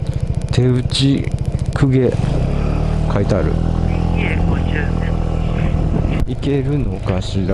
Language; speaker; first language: Japanese; native; Japanese